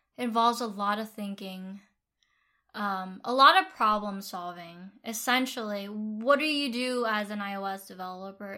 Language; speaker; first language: English; early bilingual, other home language; Vietnamese